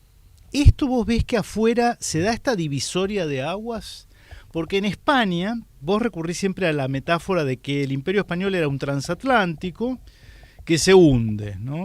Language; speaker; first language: Spanish; native; Spanish